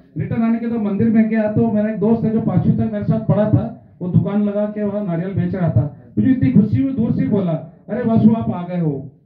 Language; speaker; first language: Hindi; non-native, local second language; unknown